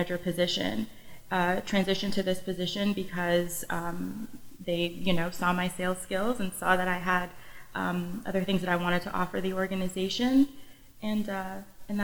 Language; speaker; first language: English; native; English